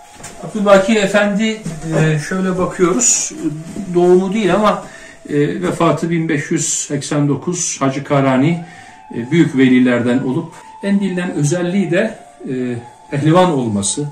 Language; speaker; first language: Turkish; native; Turkish